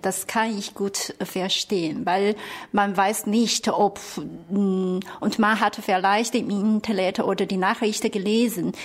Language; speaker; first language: German; non-native, fluent; Chinese